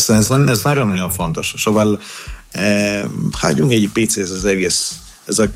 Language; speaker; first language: Hungarian; non-native, learner; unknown